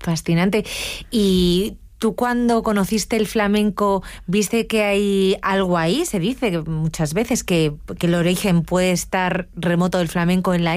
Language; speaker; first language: Spanish; native; Spanish